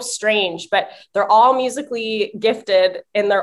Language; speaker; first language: English; native; English